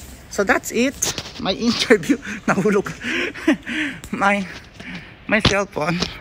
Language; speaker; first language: English; non-native, local second language; Filipino